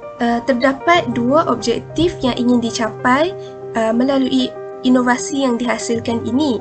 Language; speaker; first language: Malay; native; Malay